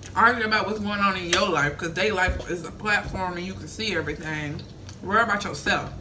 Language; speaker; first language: English; native; English